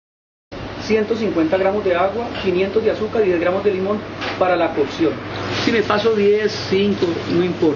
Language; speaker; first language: Spanish; native; Spanish